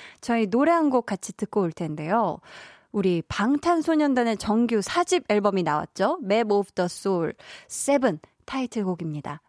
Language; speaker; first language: Korean; native; Korean